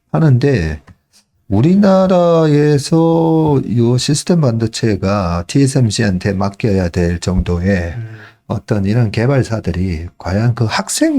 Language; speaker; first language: Korean; native; Korean